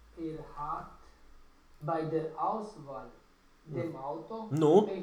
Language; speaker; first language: German; non-native, learner; Romanian